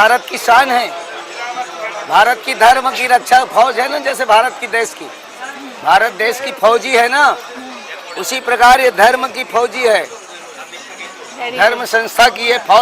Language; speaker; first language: Hindi; native; Hindi